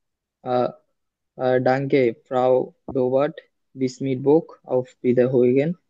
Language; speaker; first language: German; non-native, learner; Bangla